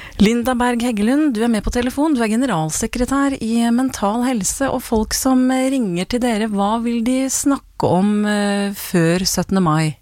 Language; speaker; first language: Norwegian; native; Norwegian